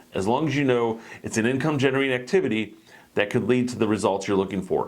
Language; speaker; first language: English; native; English